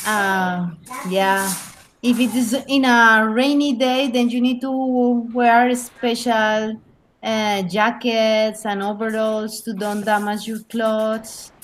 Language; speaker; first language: English; non-native, learner; Spanish